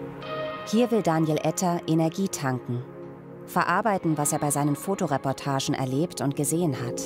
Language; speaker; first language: German; native; German